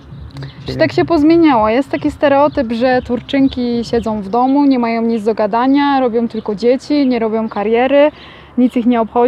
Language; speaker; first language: Polish; native; Polish